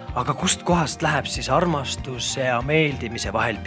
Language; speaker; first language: Estonian; native; Estonian